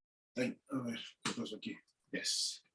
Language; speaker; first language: Spanish; native; Spanish